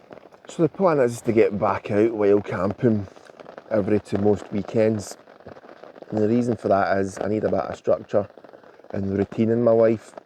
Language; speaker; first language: English; native; English